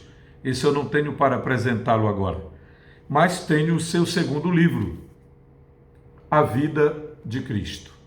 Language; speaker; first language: Portuguese; native; Portuguese